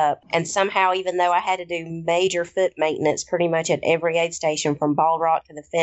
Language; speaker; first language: English; native; English